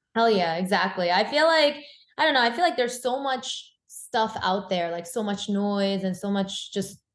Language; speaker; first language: English; early bilingual, other home language; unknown